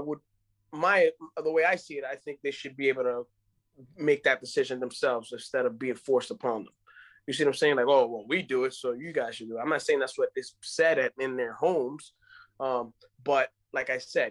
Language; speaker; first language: English; non-native, fluent; Spanish